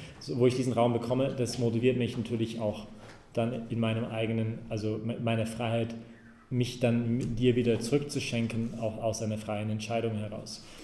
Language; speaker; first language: German; non-native, fluent; English